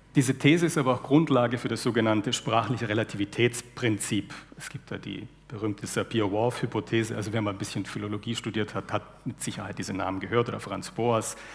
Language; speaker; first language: German; native; German